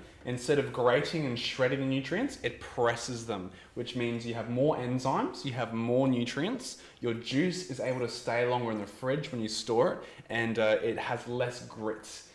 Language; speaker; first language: English; native; English